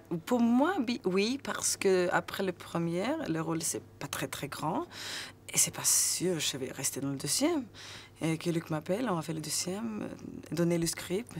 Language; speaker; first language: French; non-native, learner; Swedish